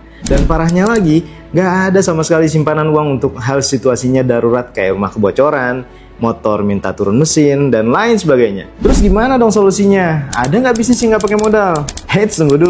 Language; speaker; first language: Indonesian; native; Indonesian